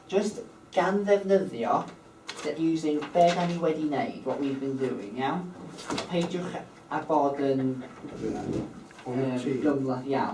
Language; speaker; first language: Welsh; native; Welsh